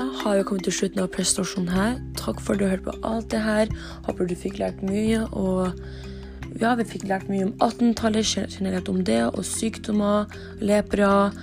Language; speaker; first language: Norwegian; early bilingual, other home language; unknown